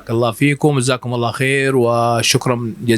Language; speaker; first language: Arabic; native; Arabic